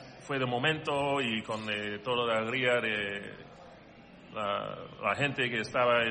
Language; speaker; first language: Spanish; non-native, learner; English